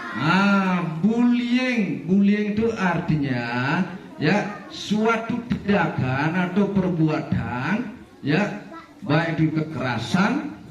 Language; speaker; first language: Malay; non-native, local second language; Balinese